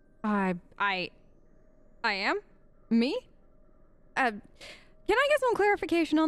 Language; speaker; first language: English; native; English